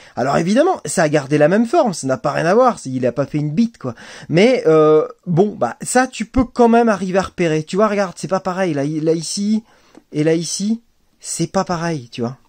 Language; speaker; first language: French; native; French